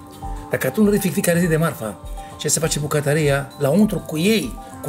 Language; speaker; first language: Romanian; non-native, fluent; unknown